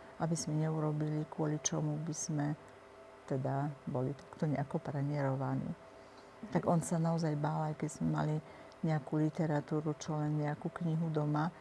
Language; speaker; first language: Slovak; native; Slovak